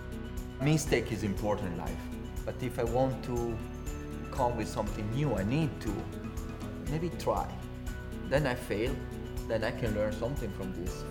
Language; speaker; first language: English; non-native, fluent; Italian